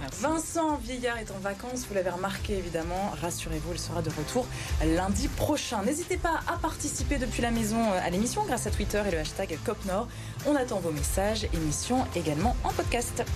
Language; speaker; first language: French; native; French